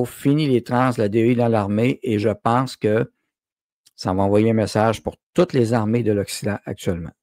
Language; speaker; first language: French; native; French